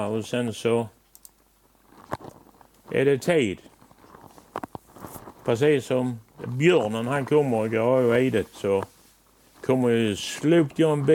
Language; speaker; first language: Swedish; native; Swedish